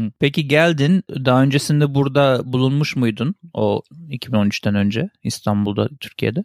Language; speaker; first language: Turkish; native; Turkish